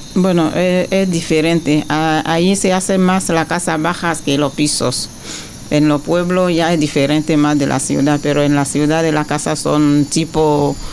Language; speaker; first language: Spanish; non-native, fluent; French